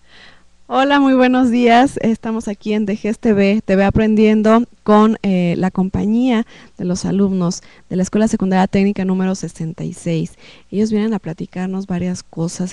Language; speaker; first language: Spanish; native; Spanish